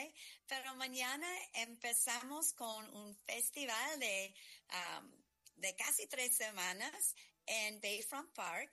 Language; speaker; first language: Spanish; non-native, fluent; English